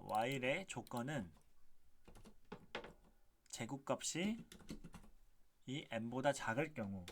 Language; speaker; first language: Korean; native; Korean